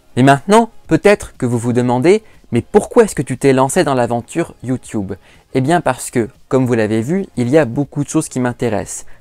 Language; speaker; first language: French; native; French